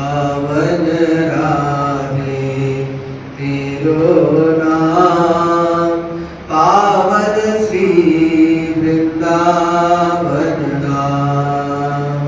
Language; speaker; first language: Hindi; native; Hindi